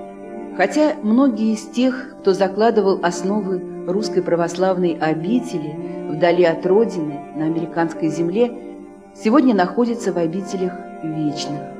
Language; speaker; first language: Russian; native; Russian